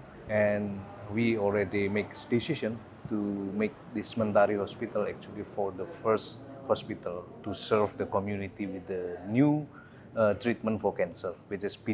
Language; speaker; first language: English; non-native, fluent; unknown